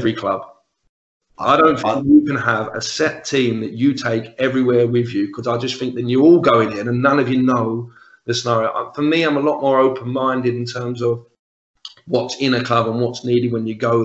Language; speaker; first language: English; native; English